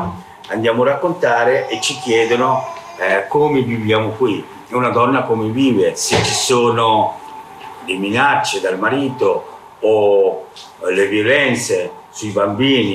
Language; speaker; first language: Italian; non-native, fluent; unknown